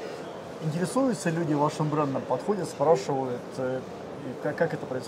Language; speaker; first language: Russian; native; Russian